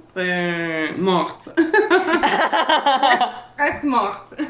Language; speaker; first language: French; non-native, learner; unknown